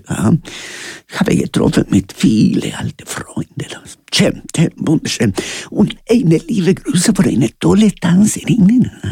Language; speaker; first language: German; non-native, learner; Spanish